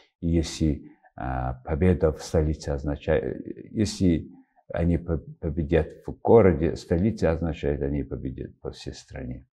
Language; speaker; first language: Russian; non-native, fluent; Mongolian